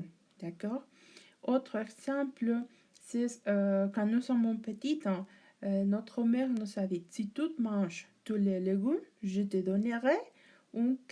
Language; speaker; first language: French; non-native, learner; Spanish